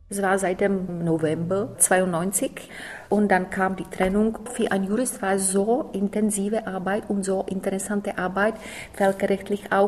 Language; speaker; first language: German; non-native, fluent; Czech